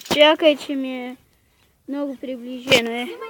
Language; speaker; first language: Bulgarian; native; Bulgarian